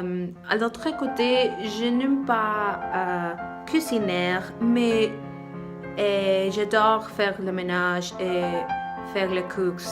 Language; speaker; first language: French; non-native, learner; Spanish